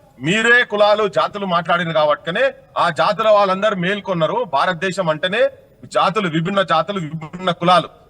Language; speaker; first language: Telugu; native; Telugu